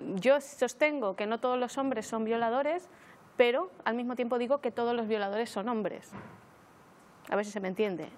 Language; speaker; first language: Spanish; native; Spanish